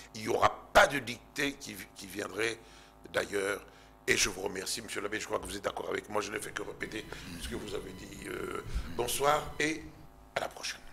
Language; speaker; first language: French; non-native, local second language; Lingala